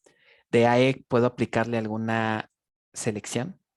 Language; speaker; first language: Spanish; native; Spanish